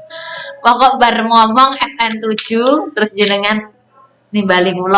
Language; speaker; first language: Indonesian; non-native, local second language; Javanese